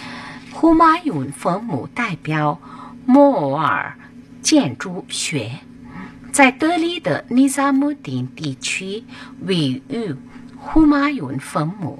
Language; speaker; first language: Chinese; non-native, fluent; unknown